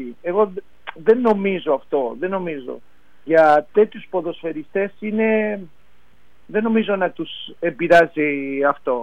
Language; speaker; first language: Greek; non-native, fluent; Spanish